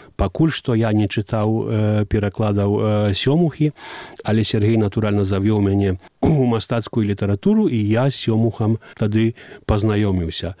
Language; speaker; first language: Belarusian; non-native, fluent; Ukrainian